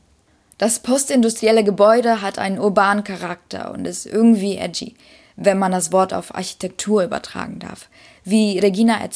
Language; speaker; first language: German; native; German